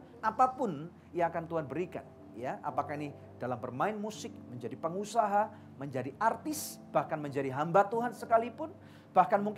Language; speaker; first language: Indonesian; native; Indonesian